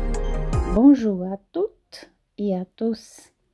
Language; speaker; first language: French; non-native, fluent; Portuguese